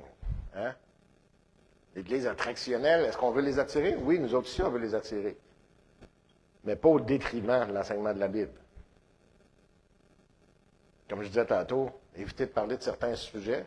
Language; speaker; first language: French; native; French